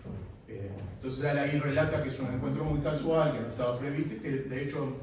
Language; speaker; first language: Spanish; native; Spanish